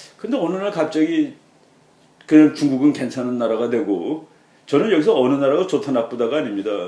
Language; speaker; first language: Korean; native; Korean